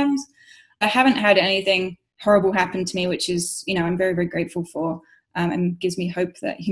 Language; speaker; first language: English; native; English